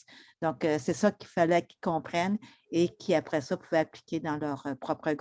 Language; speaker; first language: French; native; French